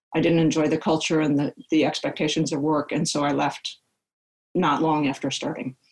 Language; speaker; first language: English; native; English